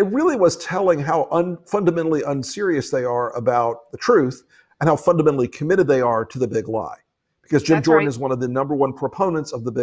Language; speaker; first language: English; native; English